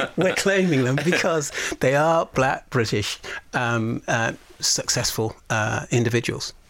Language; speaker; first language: English; native; English